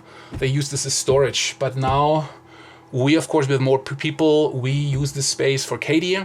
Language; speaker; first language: English; non-native, fluent; German